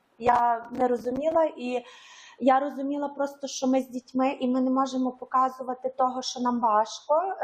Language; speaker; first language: Ukrainian; native; Ukrainian